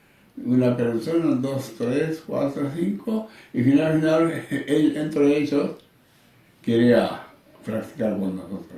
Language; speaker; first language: Spanish; non-native, learner; Japanese